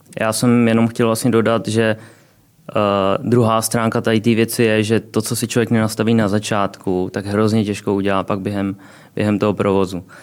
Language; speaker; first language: Czech; early bilingual, other home language; Vietnamese